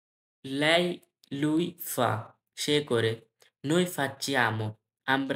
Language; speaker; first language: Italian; non-native, learner; Bangla